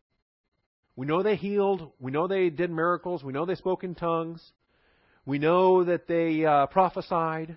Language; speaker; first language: English; native; English